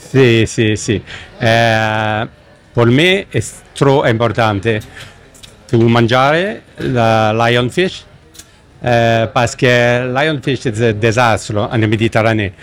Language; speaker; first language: Italian; non-native, learner; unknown